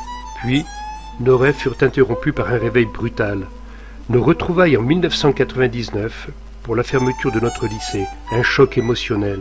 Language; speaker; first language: French; native; French